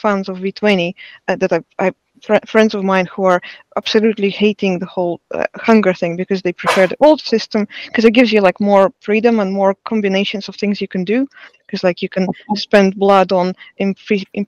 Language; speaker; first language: English; non-native, fluent; Russian